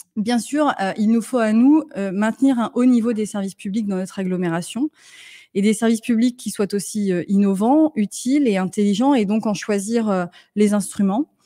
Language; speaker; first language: French; native; French